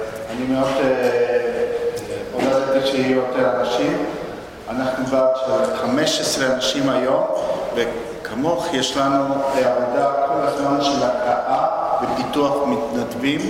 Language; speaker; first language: Hebrew; non-native, fluent; Spanish